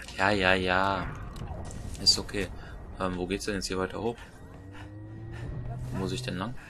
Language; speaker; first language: German; native; German